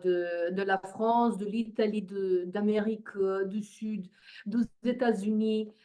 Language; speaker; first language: French; non-native, fluent; Slovenian